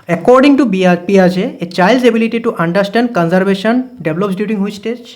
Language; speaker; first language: English; non-native, local second language; Assamese